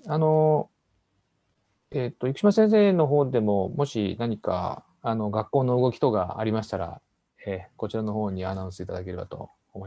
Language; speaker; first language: Japanese; native; Japanese